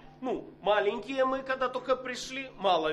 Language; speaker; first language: Polish; non-native, learner; Russian